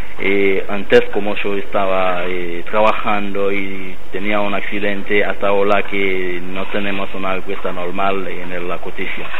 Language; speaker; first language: Spanish; non-native, learner; Haitian Creole